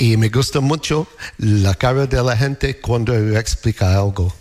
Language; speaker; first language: Spanish; non-native, learner; English